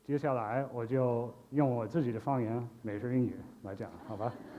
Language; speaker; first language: Chinese; non-native, fluent; English